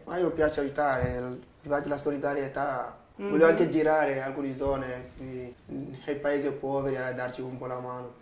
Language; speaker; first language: Italian; non-native, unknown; Wolof